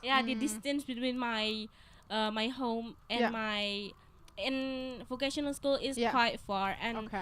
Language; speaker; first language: English; non-native, learner; Indonesian